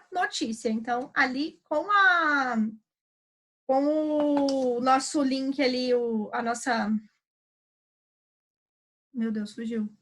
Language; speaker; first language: Portuguese; native; Portuguese